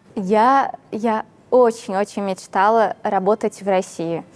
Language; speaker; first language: Russian; non-native, fluent; Portuguese